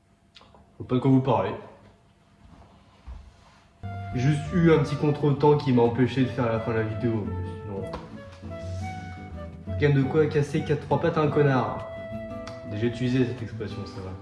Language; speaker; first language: French; native; French